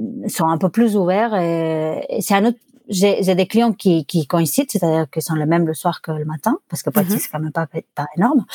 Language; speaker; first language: French; non-native, fluent; Spanish